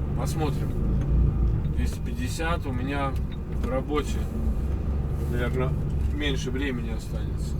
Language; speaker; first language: Russian; native; Russian